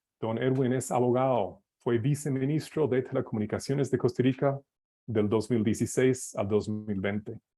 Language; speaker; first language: Spanish; non-native, fluent; English